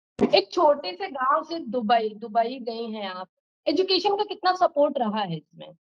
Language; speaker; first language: Hindi; native; Hindi